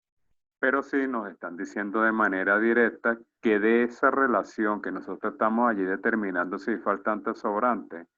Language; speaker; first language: Spanish; native; Spanish